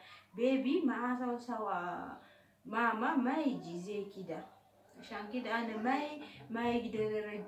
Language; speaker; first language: Arabic; non-native, learner; Oromo